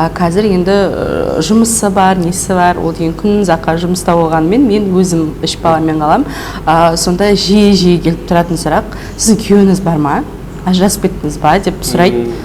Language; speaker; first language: Kazakh; non-native, local second language; Russian